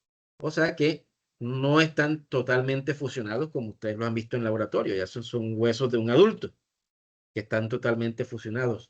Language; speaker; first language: Spanish; native; Spanish